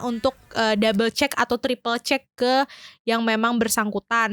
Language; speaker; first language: Indonesian; native; Indonesian